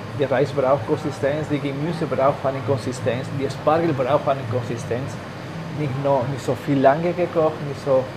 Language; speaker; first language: German; non-native, learner; Spanish